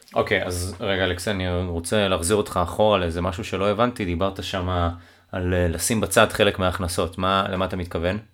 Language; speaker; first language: Hebrew; native; Hebrew